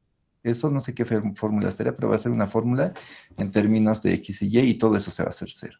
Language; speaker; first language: Spanish; native; Spanish